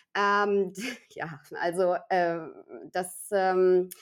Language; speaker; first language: German; native; German